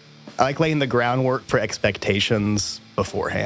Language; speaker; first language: English; native; English